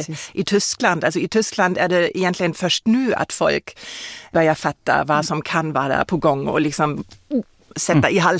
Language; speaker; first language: Swedish; non-native, fluent; German